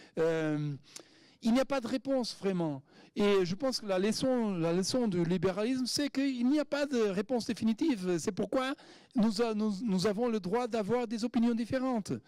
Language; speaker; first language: French; non-native, fluent; Portuguese